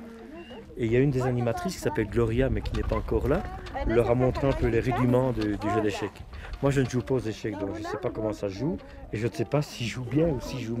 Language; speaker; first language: French; native; French